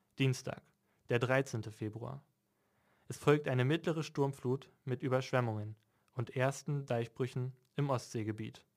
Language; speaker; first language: German; native; German